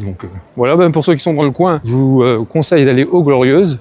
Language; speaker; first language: French; native; French